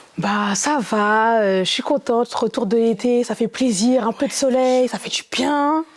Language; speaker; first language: French; early bilingual, other home language; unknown